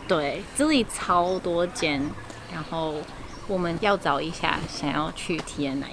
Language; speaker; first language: Chinese; non-native, fluent; English